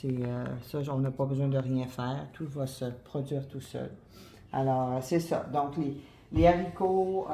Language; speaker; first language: French; native; French